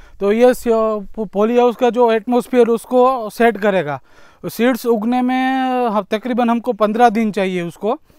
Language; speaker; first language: Hindi; non-native, local second language; Gujarati